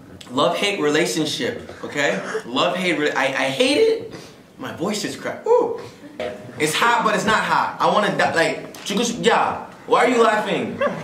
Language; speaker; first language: English; native; English